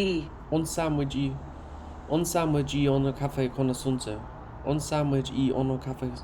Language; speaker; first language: Spanish; non-native, learner; English